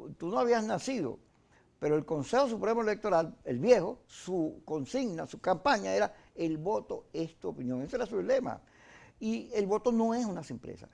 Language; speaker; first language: Spanish; native; Spanish